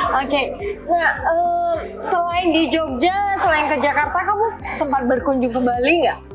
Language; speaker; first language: Indonesian; native; Indonesian